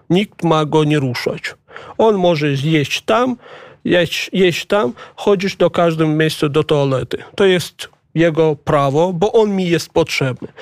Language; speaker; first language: Polish; non-native, fluent; Chechen